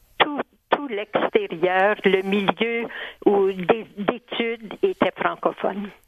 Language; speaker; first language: French; native; French